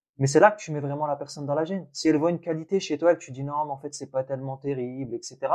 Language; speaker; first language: French; early bilingual, other home language; Arabic